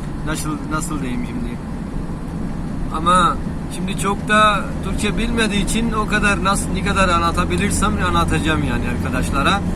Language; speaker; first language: Turkish; non-native, learner; Urdu